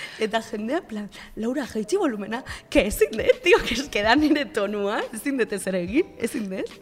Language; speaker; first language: Basque; non-native, local second language; Spanish